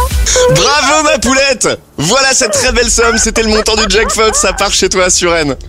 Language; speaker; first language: French; native; French